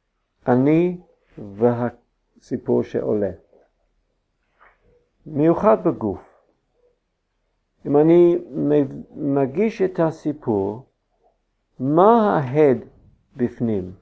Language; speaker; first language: Hebrew; non-native, fluent; English